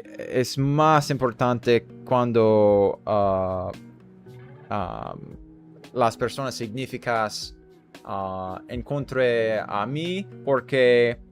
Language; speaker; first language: Spanish; non-native, learner; English